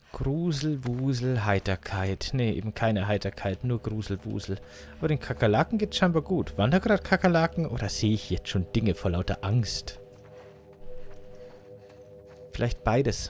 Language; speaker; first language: German; native; German